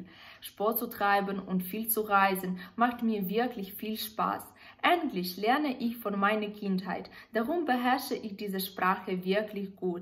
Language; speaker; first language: German; non-native, fluent; Ukrainian